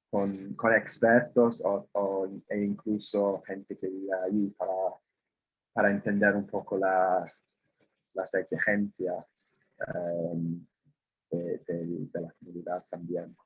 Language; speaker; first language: Spanish; non-native, fluent; English